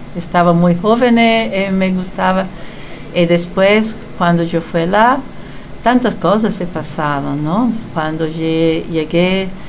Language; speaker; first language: Spanish; non-native, fluent; Italian